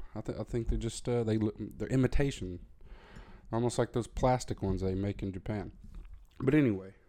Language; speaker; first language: English; native; English